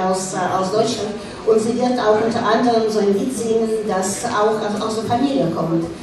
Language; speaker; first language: German; non-native, fluent; Russian